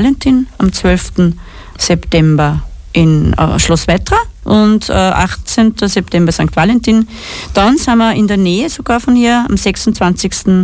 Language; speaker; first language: German; native; German